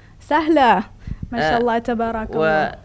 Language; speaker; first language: Arabic; non-native, fluent; Indonesian